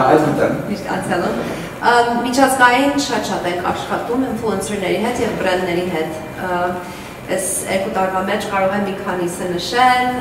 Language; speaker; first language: Armenian; early bilingual, heritage; Armenian